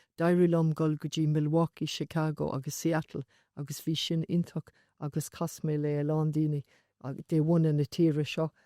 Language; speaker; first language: Irish; non-native, local second language; English